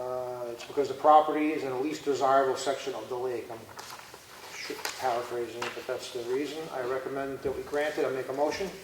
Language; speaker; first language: English; native; English